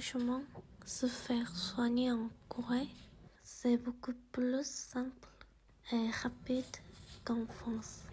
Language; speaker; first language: French; non-native, fluent; Korean